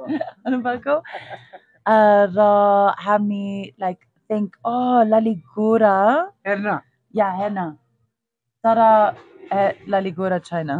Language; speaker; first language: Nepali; non-native, learner; Dutch